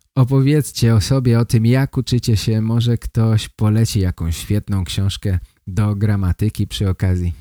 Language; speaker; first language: Polish; native; Polish